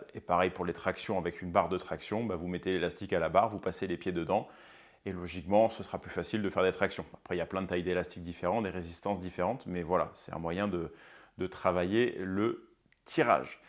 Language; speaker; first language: French; native; French